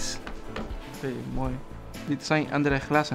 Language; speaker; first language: Dutch; non-native, learner; Spanish